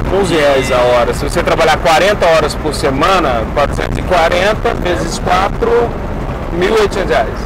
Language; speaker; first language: Portuguese; native; Portuguese